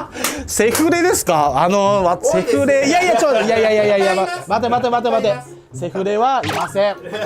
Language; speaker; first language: Japanese; native; Japanese